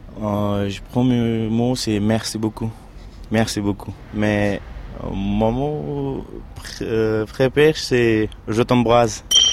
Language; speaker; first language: French; non-native, learner; Persian